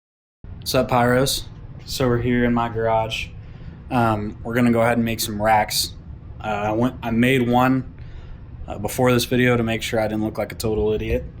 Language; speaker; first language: English; native; English